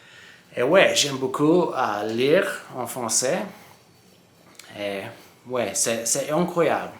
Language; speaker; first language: French; non-native, learner; English